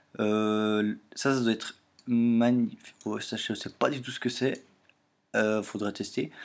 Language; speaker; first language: French; native; French